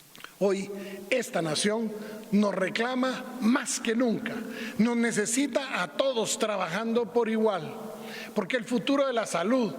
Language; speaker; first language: Spanish; native; Spanish